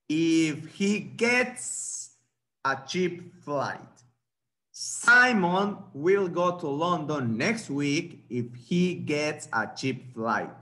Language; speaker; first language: English; non-native, fluent; Spanish